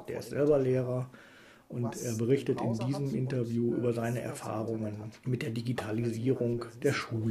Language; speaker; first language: German; native; German